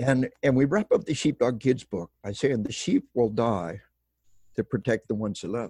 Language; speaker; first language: English; native; English